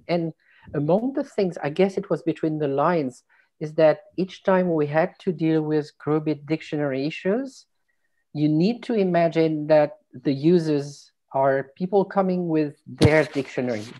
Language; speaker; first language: English; non-native, fluent; French